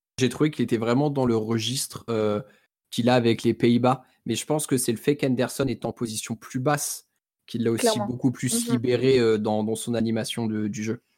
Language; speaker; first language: French; native; French